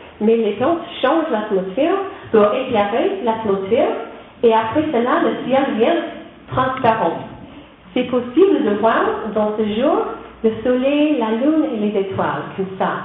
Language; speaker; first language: French; non-native, learner; English